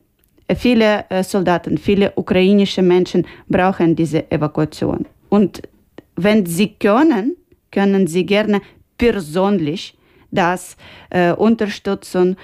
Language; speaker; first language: German; non-native, learner; Ukrainian